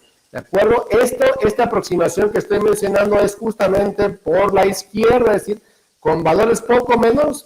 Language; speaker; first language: Spanish; native; Spanish